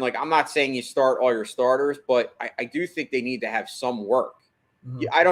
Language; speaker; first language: English; native; English